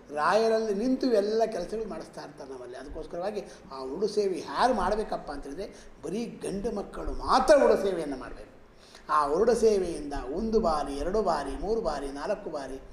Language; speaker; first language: Kannada; native; Kannada